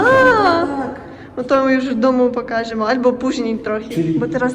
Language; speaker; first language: Polish; non-native, learner; Ukrainian